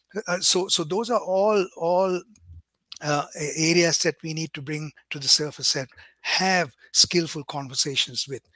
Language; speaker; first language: English; non-native, local second language; Sinhala